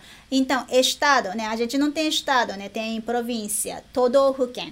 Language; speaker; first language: Portuguese; non-native, fluent; Japanese